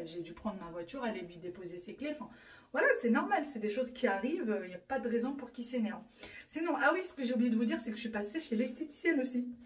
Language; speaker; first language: French; native; French